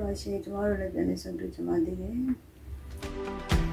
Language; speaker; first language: Burmese; native; Burmese